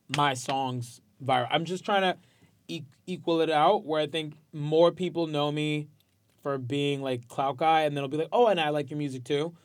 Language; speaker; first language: English; native; English